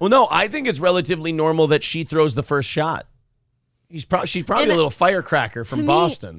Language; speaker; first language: English; native; English